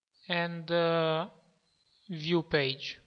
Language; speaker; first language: English; non-native, fluent; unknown